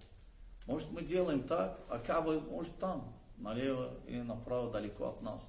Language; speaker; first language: Russian; non-native, learner; Azerbaijani